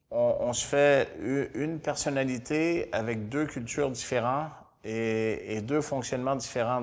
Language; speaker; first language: French; native; French